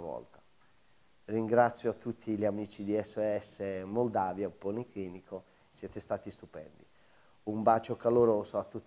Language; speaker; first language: Italian; native; Italian